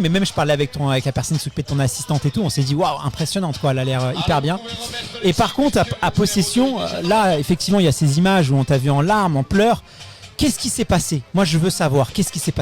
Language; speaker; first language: French; native; French